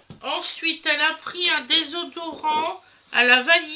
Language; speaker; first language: French; native; French